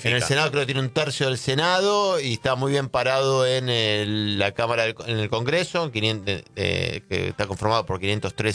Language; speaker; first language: Spanish; native; Spanish